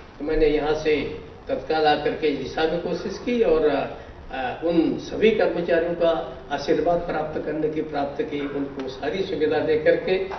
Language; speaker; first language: Hindi; native; Hindi